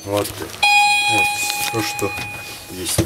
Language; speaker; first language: Russian; non-native, local second language; Yakut